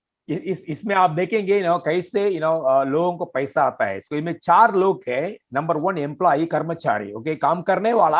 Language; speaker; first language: Hindi; non-native, fluent; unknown